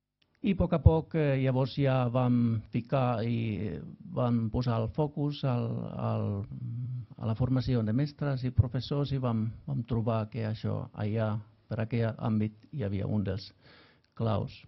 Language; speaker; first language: Catalan; non-native, fluent; Finnish